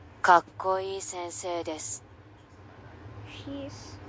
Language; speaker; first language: Japanese; non-native, learner; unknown